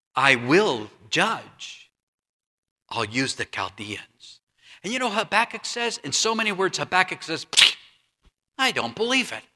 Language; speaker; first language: English; native; English